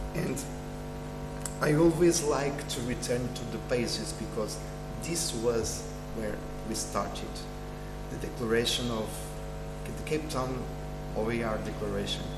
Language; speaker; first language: English; non-native, fluent; Portuguese